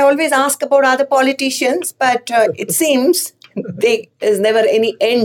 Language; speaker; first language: English; non-native, local second language; Kannada